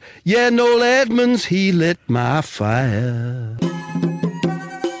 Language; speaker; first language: English; native; English